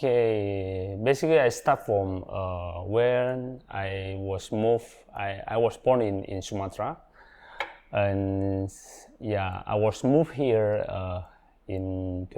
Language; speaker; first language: English; non-native, learner; Indonesian